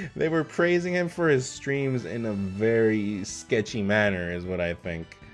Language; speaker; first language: English; native; English